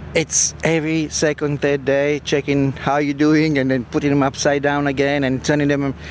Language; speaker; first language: English; non-native, fluent; Italian